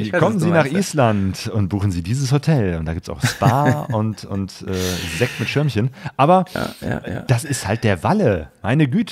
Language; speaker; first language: German; native; German